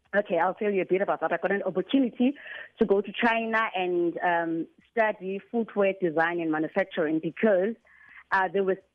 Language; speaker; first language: English; non-native, local second language; Xhosa